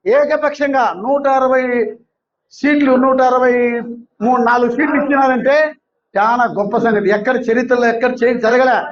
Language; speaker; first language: Telugu; native; Telugu